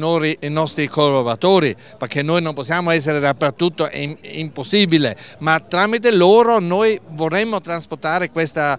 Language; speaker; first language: Italian; non-native, local second language; German